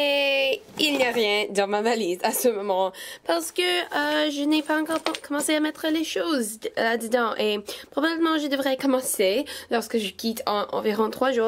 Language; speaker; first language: French; non-native, fluent; English